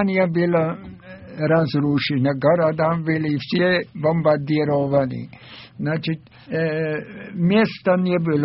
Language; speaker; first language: Russian; non-native, fluent; German